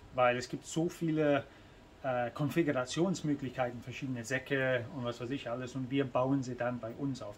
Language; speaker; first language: German; native; German